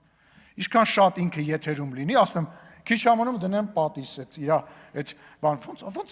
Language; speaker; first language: Armenian; native; Armenian